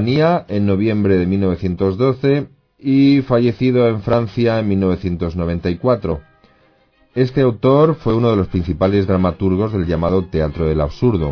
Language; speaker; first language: Spanish; native; Spanish